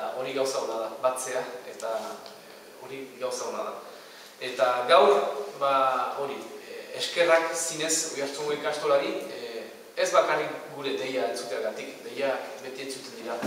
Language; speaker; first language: Basque; native; Basque